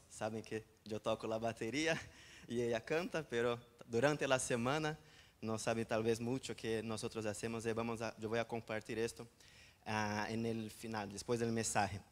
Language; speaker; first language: Spanish; non-native, fluent; Portuguese